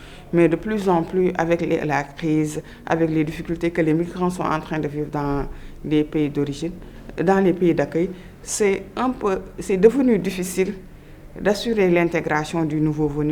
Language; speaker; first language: French; non-native, local second language; Wolof